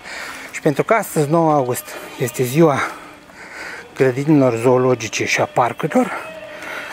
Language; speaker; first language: Romanian; native; Romanian